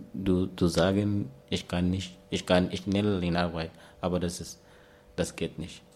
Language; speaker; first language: German; non-native, learner; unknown